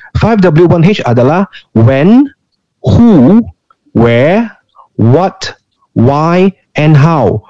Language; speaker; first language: Indonesian; non-native, fluent; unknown